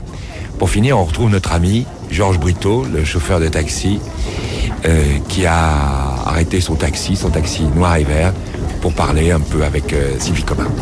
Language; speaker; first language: French; native; French